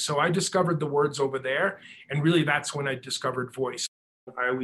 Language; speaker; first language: English; native; English